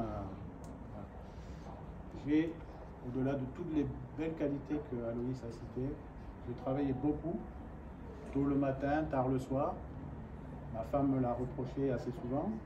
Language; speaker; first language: French; native; French